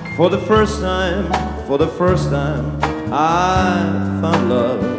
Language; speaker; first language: English; non-native, fluent; Italian